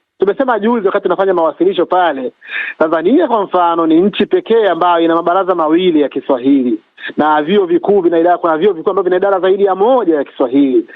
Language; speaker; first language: Swahili; native; Swahili